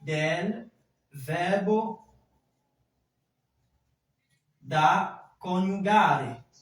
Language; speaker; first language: Italian; non-native, fluent; French